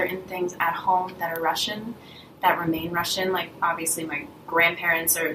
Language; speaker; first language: English; early bilingual, other home language; Russian